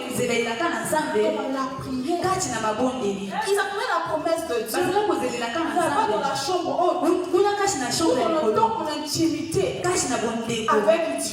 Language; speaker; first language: French; non-native, local second language; Lingala